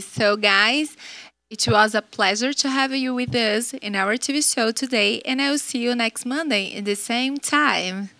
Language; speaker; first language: English; non-native, fluent; Portuguese